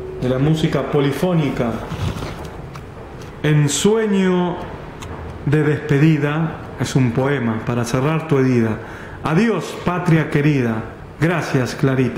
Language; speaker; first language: Spanish; native; Spanish